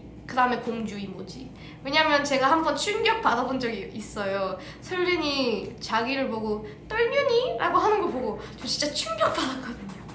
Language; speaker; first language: Korean; early bilingual, heritage; English